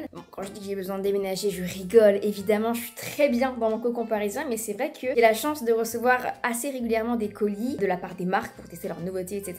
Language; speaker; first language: French; native; French